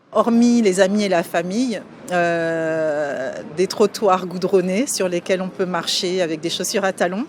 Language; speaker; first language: French; native; French